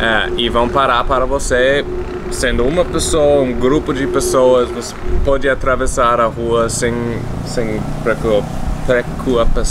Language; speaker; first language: Portuguese; non-native, fluent; English